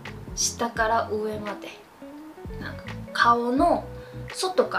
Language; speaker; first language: Japanese; non-native, fluent; Korean